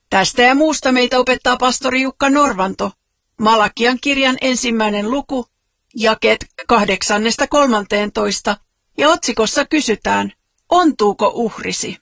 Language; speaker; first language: Finnish; native; Finnish